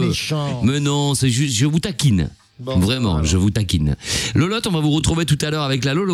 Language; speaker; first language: French; native; French